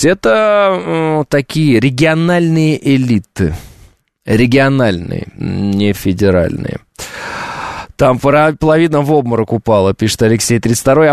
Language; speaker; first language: Russian; native; Russian